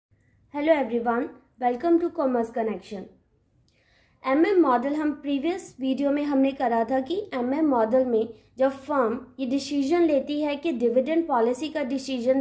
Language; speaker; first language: Hindi; native; Hindi